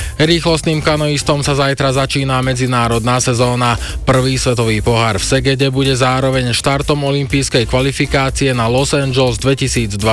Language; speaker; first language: Slovak; native; Slovak